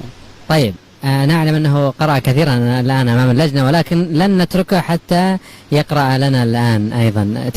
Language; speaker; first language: Arabic; native; Arabic